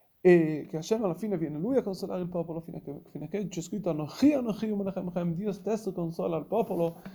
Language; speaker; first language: Italian; non-native, fluent; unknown